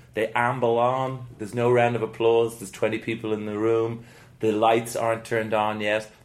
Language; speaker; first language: English; native; English